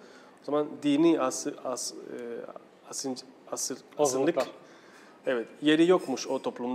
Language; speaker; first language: Turkish; non-native, fluent; Spanish